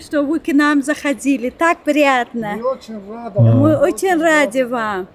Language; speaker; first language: Russian; non-native, local second language; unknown